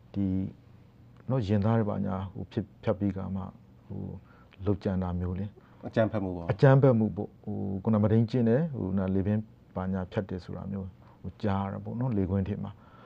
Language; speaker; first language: Burmese; native; Burmese